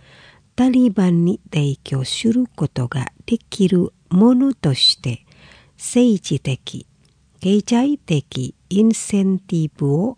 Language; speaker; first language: Japanese; non-native, fluent; Indonesian